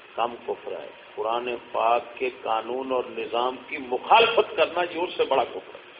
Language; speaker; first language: Urdu; non-native, local second language; Punjabi